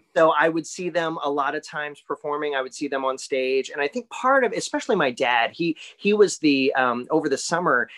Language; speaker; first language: English; native; English